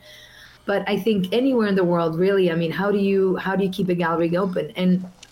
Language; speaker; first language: English; non-native, fluent; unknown